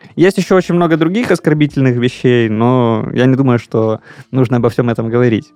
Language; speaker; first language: Russian; native; Russian